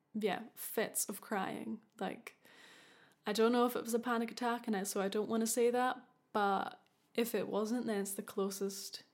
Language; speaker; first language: English; native; English